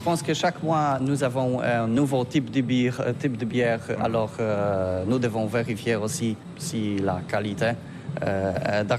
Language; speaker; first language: French; non-native, learner; Polish